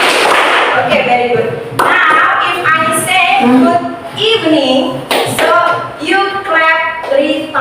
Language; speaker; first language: English; non-native, learner; Indonesian